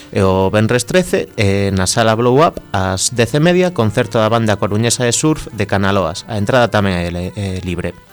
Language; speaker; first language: Galician; native; Galician